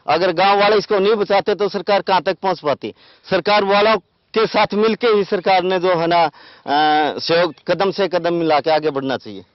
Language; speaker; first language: Hindi; native; Hindi